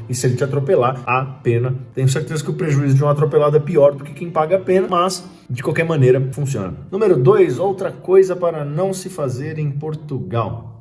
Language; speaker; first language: Portuguese; native; Portuguese